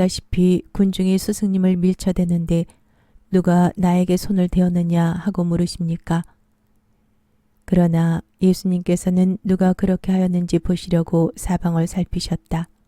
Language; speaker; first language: Korean; native; Korean